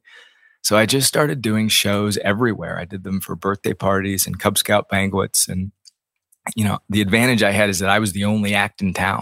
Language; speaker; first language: English; native; English